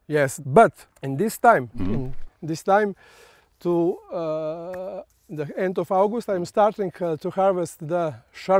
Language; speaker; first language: English; non-native, learner; Slovenian